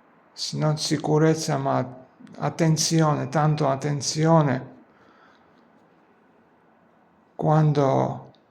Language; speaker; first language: Italian; non-native, learner; Georgian